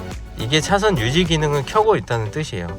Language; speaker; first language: Korean; native; Korean